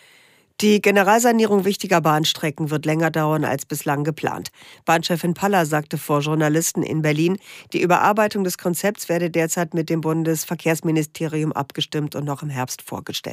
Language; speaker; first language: German; native; German